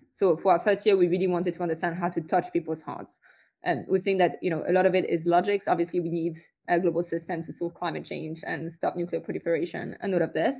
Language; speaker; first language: English; non-native, fluent; French